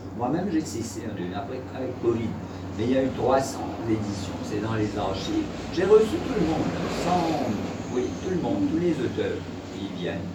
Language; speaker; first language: French; non-native, local second language; Morisyen